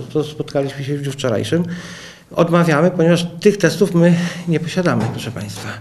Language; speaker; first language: Polish; native; Polish